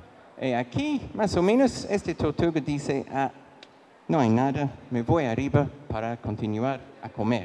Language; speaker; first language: Spanish; non-native, fluent; English